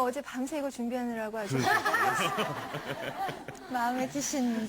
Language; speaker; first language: Korean; native; Korean